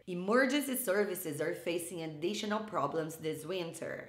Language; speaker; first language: English; non-native, fluent; Portuguese